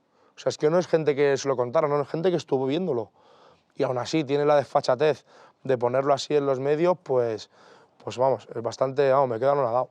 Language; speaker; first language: Spanish; native; Spanish